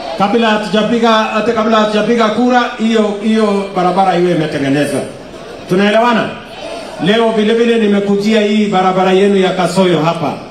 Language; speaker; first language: Swahili; non-native, local second language; Kalenjin